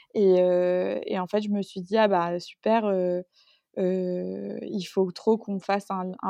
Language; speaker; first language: French; native; French